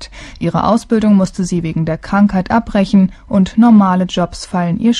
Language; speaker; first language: German; native; German